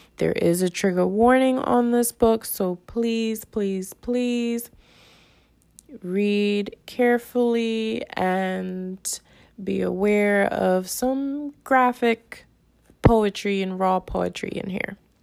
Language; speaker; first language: English; early bilingual, other home language; Spanish